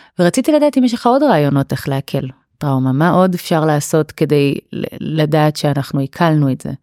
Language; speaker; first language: Hebrew; native; Hebrew